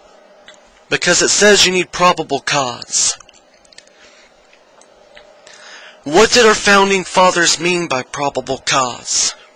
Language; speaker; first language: English; native; English